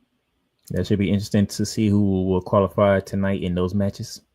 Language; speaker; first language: English; native; English